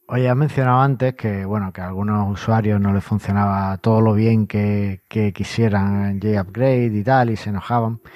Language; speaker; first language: Spanish; native; Spanish